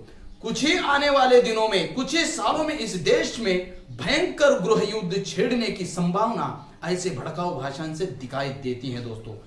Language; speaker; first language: Hindi; native; Hindi